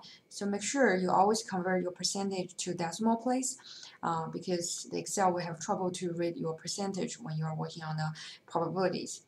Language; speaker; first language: English; non-native, fluent; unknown